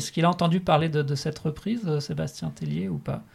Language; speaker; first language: French; native; French